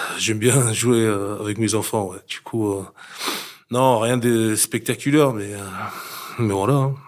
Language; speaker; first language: French; non-native, fluent; English